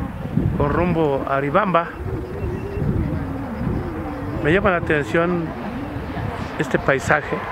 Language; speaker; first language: Spanish; native; Spanish